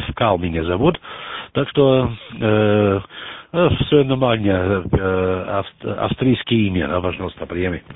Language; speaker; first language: Russian; non-native, learner; German